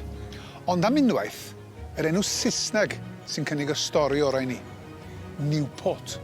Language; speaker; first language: Welsh; native; Welsh